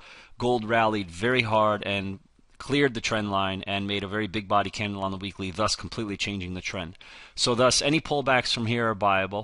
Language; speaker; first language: English; native; English